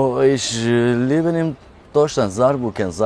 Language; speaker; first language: German; non-native, learner; Turkish